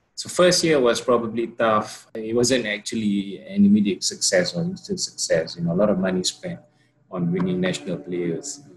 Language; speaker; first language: English; non-native, local second language; Malay